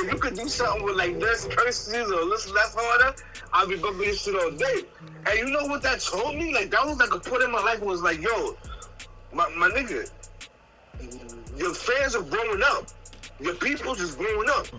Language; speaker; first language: English; early bilingual, other home language; Spanish